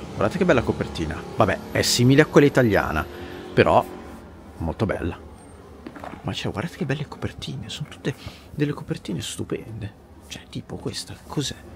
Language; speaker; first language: Italian; native; Italian